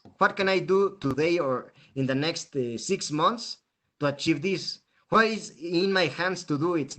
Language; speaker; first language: English; non-native, fluent; Spanish